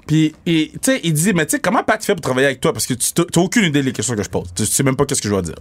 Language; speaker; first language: French; native; French